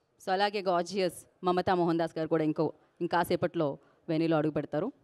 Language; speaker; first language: Telugu; native; Telugu